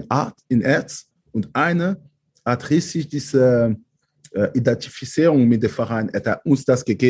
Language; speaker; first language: German; non-native, fluent; French